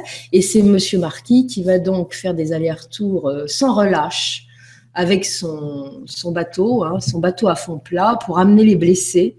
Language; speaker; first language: French; native; French